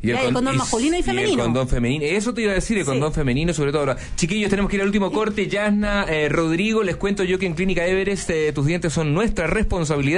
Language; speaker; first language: Spanish; native; Spanish